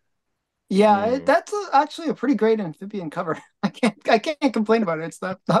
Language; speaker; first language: English; native; English